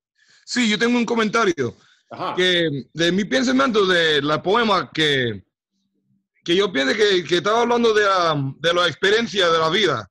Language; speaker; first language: Spanish; early bilingual, heritage; Spanish